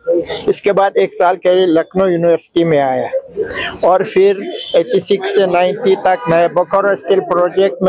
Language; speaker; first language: Hindi; non-native, fluent; Uzbek